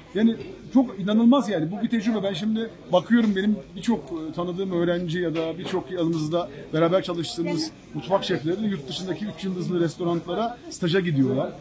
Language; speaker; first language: Turkish; native; Turkish